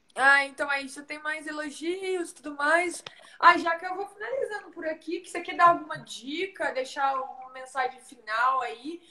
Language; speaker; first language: Portuguese; native; Portuguese